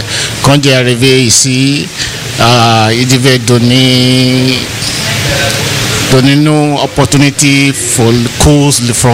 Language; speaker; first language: French; non-native, learner; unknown